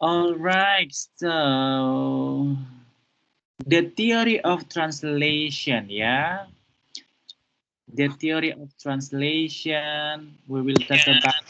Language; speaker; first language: English; non-native, fluent; Indonesian